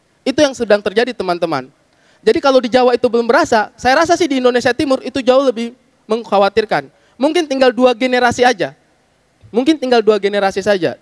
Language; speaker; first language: Indonesian; native; Indonesian